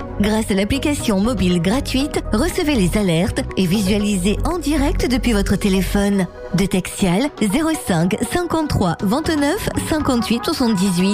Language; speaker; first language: French; native; French